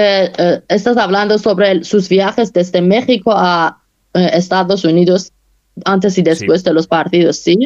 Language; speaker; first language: Spanish; non-native, local second language; Persian